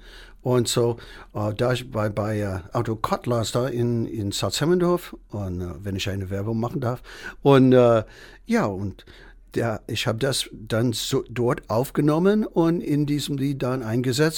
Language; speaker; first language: German; non-native, fluent; English